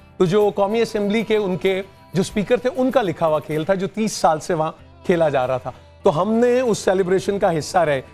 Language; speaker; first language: Urdu; native; Urdu